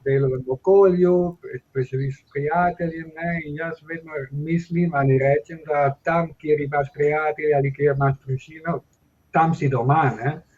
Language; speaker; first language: Slovenian; non-native, fluent; Spanish